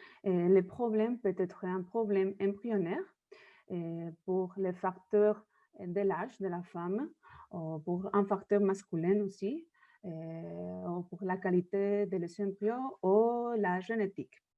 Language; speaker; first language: French; non-native, fluent; Spanish